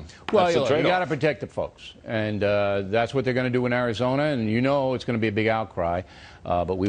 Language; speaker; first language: English; native; English